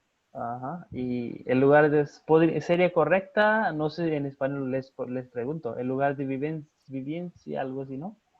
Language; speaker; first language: Spanish; non-native, fluent; Hindi